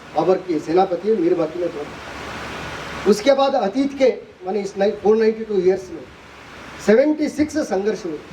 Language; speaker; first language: Hindi; non-native, local second language; Kannada